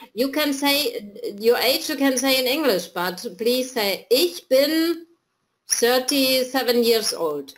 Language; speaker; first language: English; non-native, fluent; German